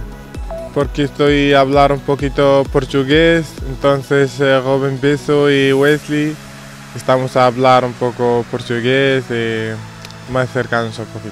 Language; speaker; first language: Spanish; non-native, fluent; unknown